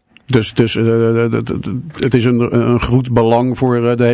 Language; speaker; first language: Dutch; native; Dutch